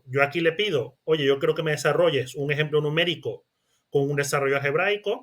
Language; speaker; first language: Spanish; native; Spanish